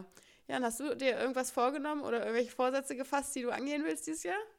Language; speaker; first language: German; native; German